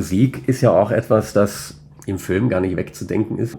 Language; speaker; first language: German; native; German